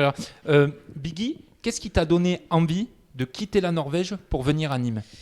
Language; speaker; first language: French; native; French